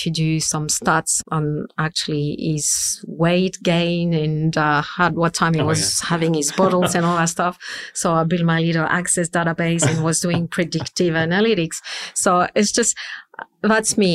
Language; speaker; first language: English; non-native, fluent; French